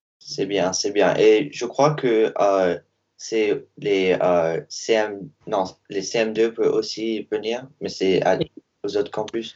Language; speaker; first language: French; non-native, learner; English